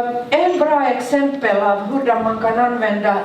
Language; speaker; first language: Swedish; non-native, local second language; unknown